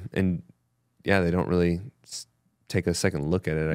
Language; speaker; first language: English; native; English